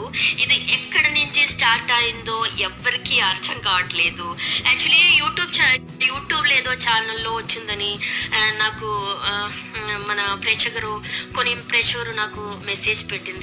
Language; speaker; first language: Telugu; non-native, learner; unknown